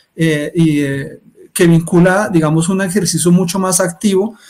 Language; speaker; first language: Spanish; native; Spanish